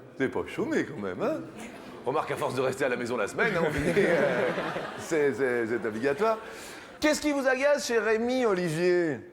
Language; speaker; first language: French; native; French